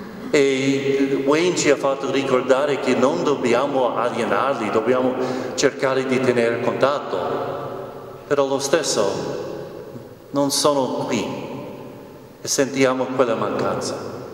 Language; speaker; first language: Italian; non-native, fluent; English